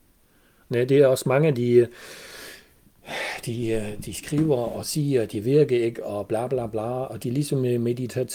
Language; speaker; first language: Danish; non-native, fluent; German